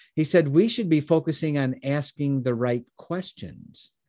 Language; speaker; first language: English; native; English